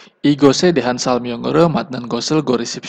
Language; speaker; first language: Korean; non-native, learner; Indonesian